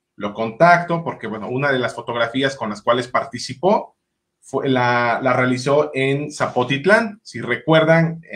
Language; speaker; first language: Spanish; native; Spanish